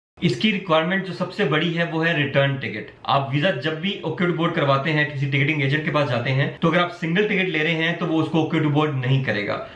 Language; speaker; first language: Urdu; native; Urdu